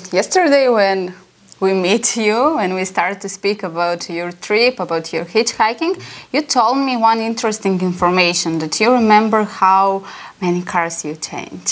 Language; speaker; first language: English; non-native, learner; Bulgarian